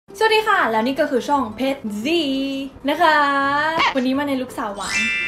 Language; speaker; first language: Thai; native; Thai